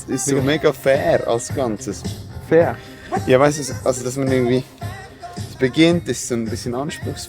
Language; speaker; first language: German; native; German